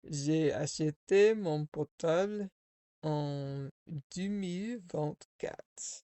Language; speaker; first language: French; non-native, learner; English